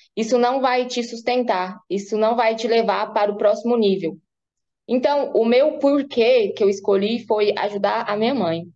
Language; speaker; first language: Portuguese; native; Portuguese